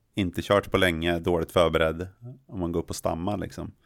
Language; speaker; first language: Swedish; native; Swedish